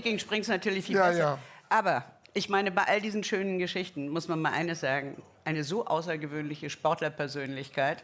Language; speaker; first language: German; native; German